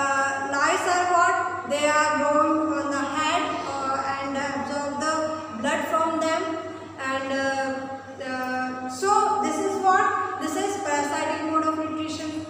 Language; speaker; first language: English; non-native, local second language; Hindi